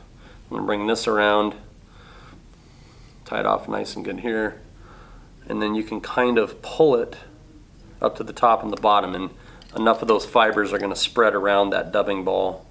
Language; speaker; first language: English; native; English